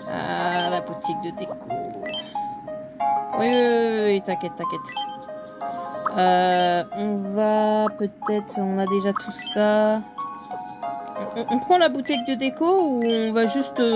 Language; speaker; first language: French; native; French